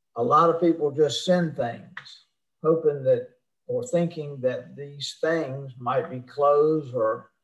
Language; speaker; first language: English; native; English